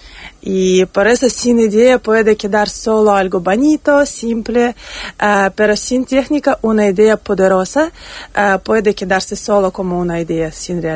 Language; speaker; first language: Spanish; non-native, fluent; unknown